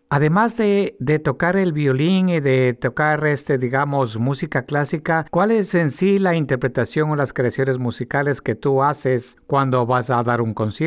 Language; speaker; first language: Spanish; native; Spanish